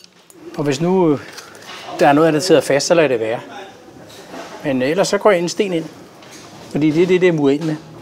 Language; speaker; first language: Danish; native; Danish